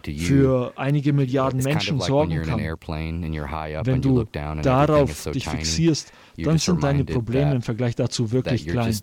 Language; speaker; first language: German; non-native, fluent; English